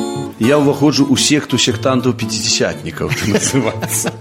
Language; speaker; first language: Belarusian; native; Belarusian